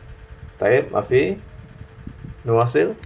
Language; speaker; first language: Arabic; non-native, fluent; Indonesian